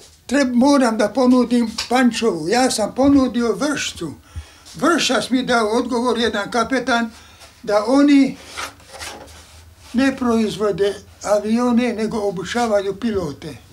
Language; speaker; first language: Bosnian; non-native, local second language; Hungarian